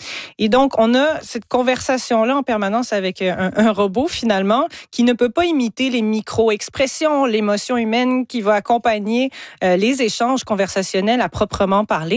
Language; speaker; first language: French; native; French